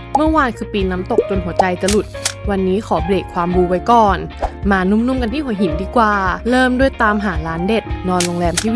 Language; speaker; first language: Thai; native; Thai